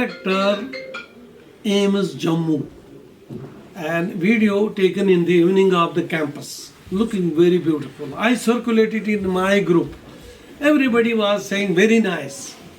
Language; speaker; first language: English; non-native, local second language; Kashmiri